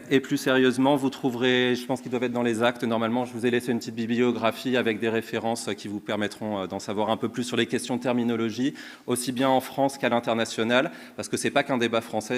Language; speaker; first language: French; native; French